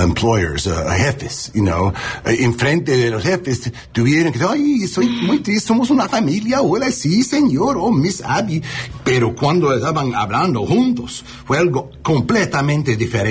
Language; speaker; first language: Spanish; non-native, learner; English